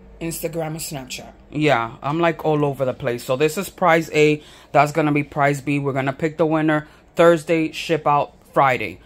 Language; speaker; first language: English; native; English